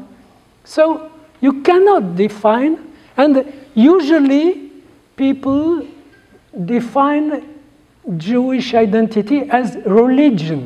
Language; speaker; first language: English; non-native, fluent; Arabic